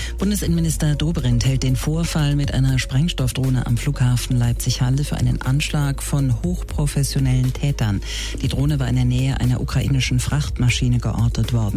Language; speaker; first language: German; native; German